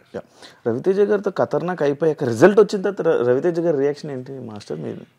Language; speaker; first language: Telugu; native; Telugu